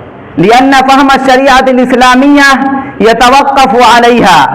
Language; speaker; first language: Arabic; non-native, fluent; Urdu